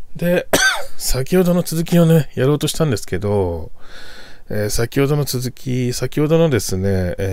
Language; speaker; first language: Japanese; native; Japanese